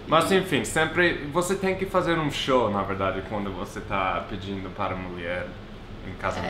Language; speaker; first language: Portuguese; non-native, fluent; English